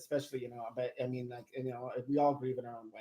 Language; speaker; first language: English; native; English